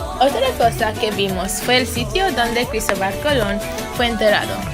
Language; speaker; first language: Spanish; non-native, learner; English